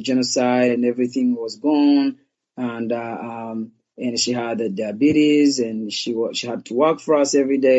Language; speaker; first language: English; non-native, local second language; Kinyarwanda